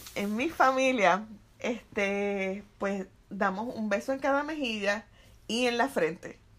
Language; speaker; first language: Spanish; native; Spanish